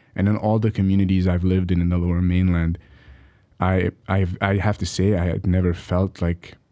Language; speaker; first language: English; early bilingual, other home language; Arabic